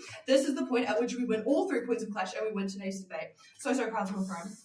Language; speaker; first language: English; native; English